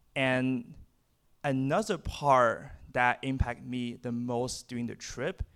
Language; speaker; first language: English; non-native, fluent; Chinese